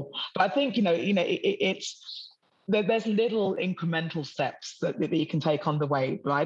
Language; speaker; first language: English; native; English